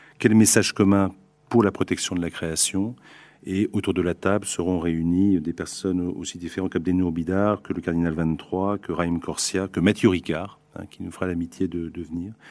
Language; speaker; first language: French; native; French